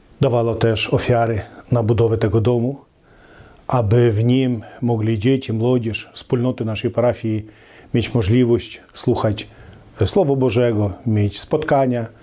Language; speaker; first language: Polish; non-native, local second language; Ukrainian